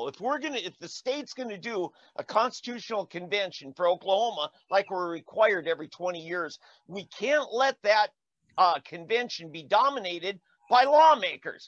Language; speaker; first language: English; native; English